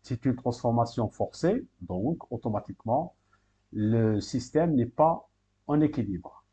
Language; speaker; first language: French; non-native, local second language; Arabic